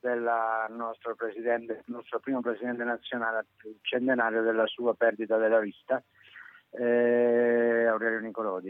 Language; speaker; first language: Italian; native; Italian